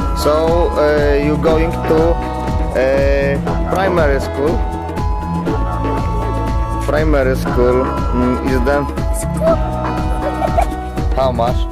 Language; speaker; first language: English; non-native, learner; Polish